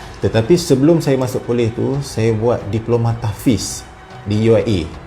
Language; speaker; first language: Malay; native; Malay